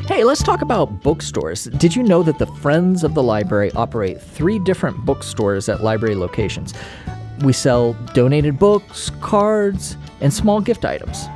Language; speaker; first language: English; native; English